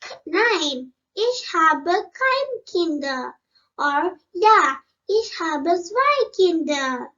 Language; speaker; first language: German; non-native, learner; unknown